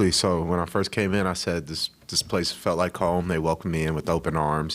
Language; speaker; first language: English; native; English